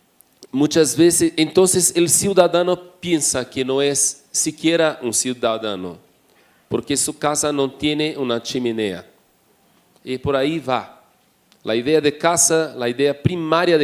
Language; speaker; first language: Spanish; non-native, fluent; Portuguese